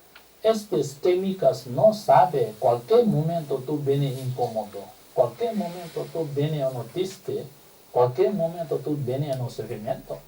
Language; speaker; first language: Spanish; non-native, learner; Tibetan